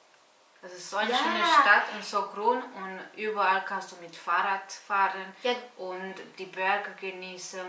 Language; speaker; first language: German; non-native, fluent; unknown